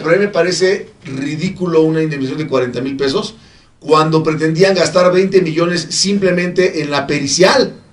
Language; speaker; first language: Spanish; native; Spanish